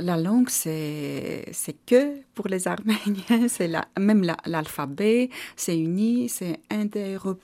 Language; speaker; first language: French; non-native, fluent; Armenian